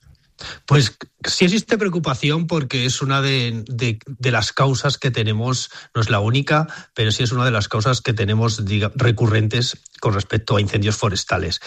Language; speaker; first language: Spanish; native; Spanish